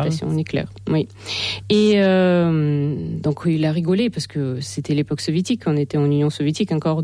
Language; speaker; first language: French; non-native, fluent; Ukrainian